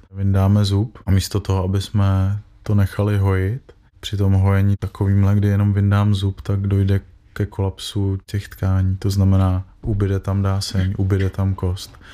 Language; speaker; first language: Czech; native; Czech